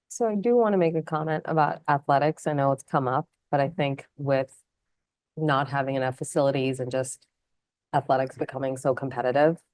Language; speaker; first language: English; non-native, local second language; Malayalam